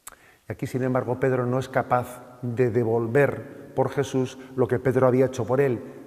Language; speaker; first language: Spanish; native; Spanish